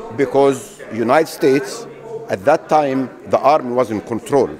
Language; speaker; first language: English; non-native, fluent; Arabic